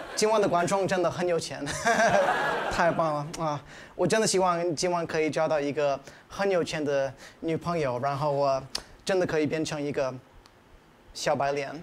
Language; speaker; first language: Chinese; non-native, fluent; English